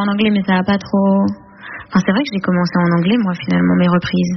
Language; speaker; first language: French; native; French